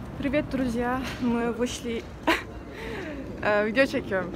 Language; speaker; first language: Russian; non-native, learner; Turkish